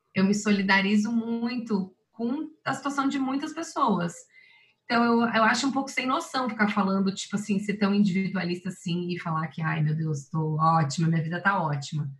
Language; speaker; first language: Portuguese; native; Portuguese